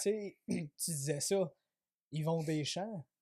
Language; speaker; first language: French; native; French